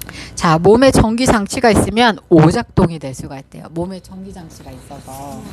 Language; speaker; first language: Korean; native; Korean